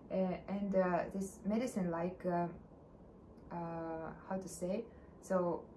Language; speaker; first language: English; non-native, learner; Russian